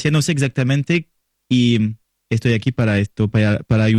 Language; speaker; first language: Spanish; non-native, learner; French